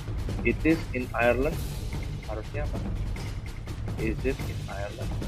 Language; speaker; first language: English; non-native, fluent; Indonesian